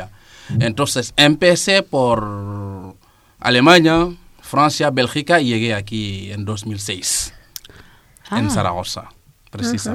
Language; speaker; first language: Spanish; non-native, fluent; Serer